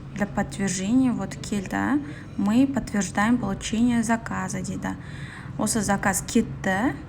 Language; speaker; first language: Russian; non-native, local second language; Kazakh